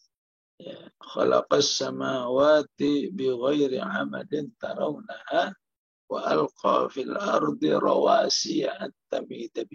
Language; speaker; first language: Arabic; non-native, fluent; Indonesian